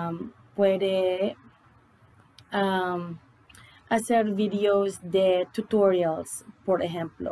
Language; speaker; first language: Spanish; non-native, learner; English